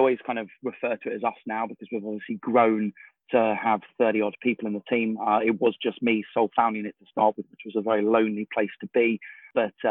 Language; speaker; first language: English; native; English